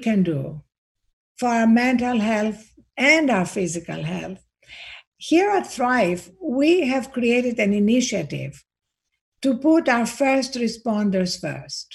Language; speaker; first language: English; non-native, fluent; Greek